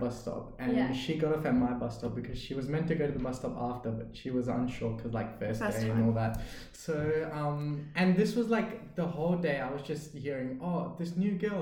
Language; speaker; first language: English; native; English